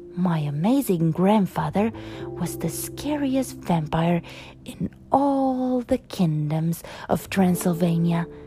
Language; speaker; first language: English; non-native, fluent; Romanian